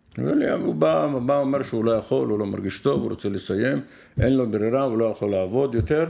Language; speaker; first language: Hebrew; native; Hebrew